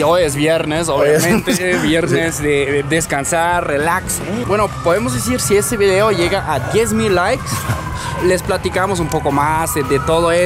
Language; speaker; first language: Spanish; non-native, fluent; German